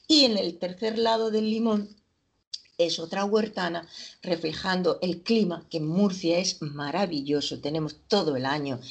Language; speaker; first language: Spanish; native; Spanish